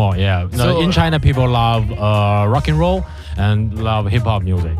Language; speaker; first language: English; non-native, learner; Chinese